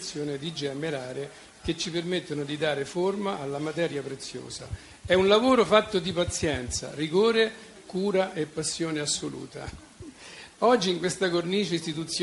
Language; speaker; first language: Italian; native; Italian